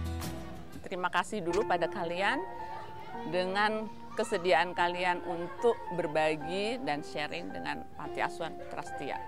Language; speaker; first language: Indonesian; native; Indonesian